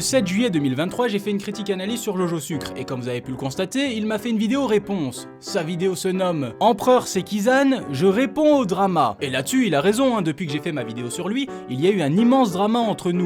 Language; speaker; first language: French; native; French